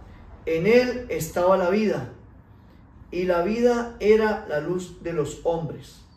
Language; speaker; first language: Spanish; native; Spanish